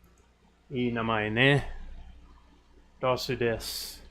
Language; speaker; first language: Japanese; non-native, learner; English